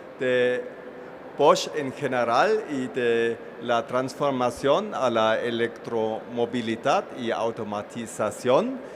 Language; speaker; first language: Spanish; non-native, fluent; German